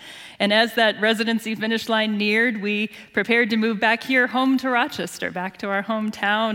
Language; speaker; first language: English; native; English